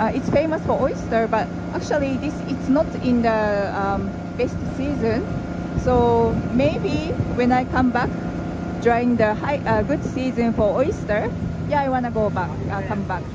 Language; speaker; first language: English; non-native, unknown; Japanese